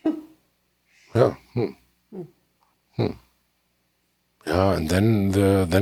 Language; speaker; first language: English; non-native, fluent; German